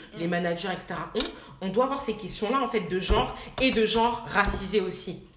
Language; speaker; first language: French; native; French